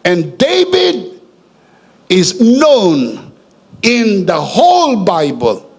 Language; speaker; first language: English; non-native, local second language; Filipino